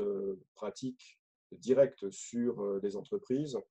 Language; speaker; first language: French; native; French